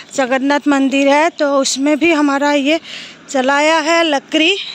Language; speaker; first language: Hindi; non-native, local second language; Assamese